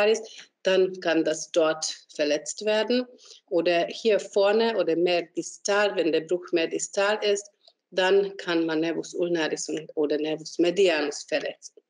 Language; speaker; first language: German; non-native, fluent; Hungarian